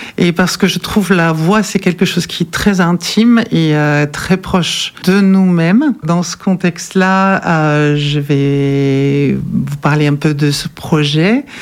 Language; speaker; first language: French; non-native, fluent; German